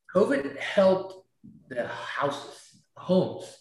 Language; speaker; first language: English; non-native, fluent; Spanish